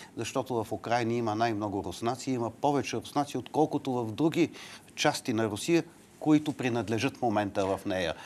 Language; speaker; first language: Bulgarian; native; Bulgarian